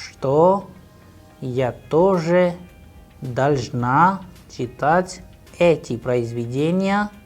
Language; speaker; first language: Russian; non-native, fluent; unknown